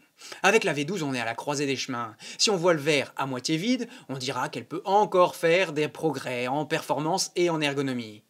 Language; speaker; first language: French; native; French